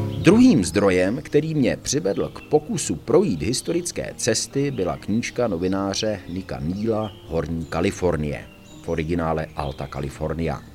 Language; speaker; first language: Czech; native; Czech